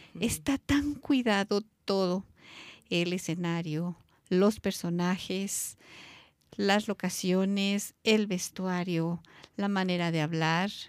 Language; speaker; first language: Spanish; native; Spanish